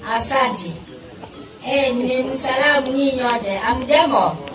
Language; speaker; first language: Swahili; non-native, local second language; Gusii